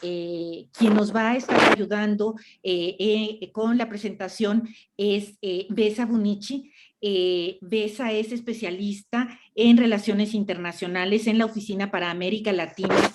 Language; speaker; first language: Spanish; native; Spanish